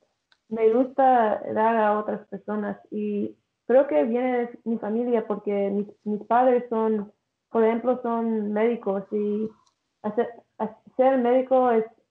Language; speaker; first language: Spanish; early bilingual, heritage; English